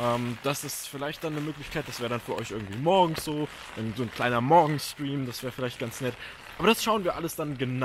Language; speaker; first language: German; native; German